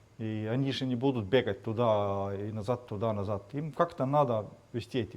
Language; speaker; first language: Russian; non-native, fluent; Estonian